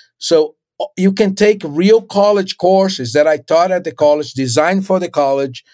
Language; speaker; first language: English; non-native, fluent; Portuguese